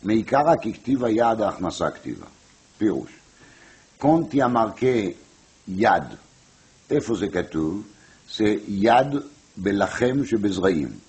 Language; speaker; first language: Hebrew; non-native, fluent; French